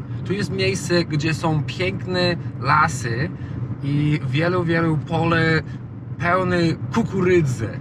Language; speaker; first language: Polish; non-native, learner; English